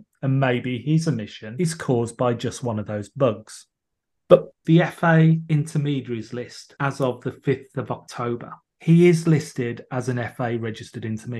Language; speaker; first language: English; native; English